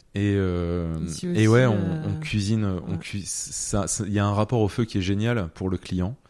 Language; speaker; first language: French; native; French